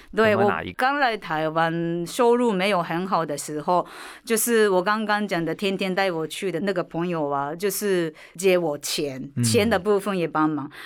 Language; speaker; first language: Chinese; non-native, fluent; Japanese